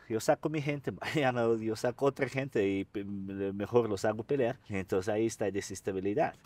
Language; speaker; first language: Spanish; non-native, fluent; Russian